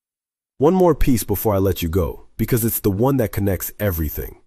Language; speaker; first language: English; native; English